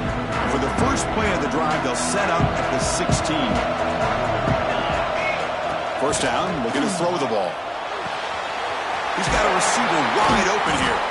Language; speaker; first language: English; native; English